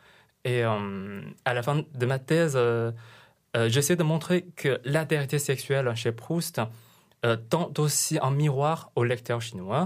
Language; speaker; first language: French; non-native, fluent; Chinese